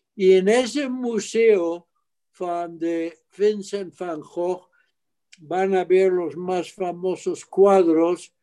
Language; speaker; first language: Spanish; non-native, fluent; Dutch